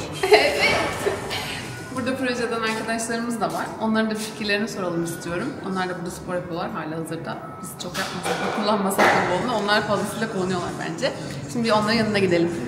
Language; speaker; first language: Turkish; native; Turkish